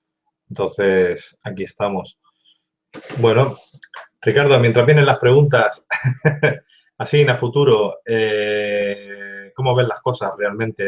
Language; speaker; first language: Spanish; native; Spanish